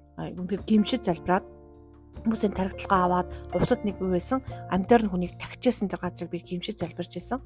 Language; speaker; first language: Mongolian; native; Mongolian